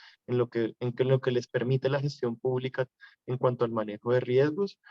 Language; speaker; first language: Spanish; native; Spanish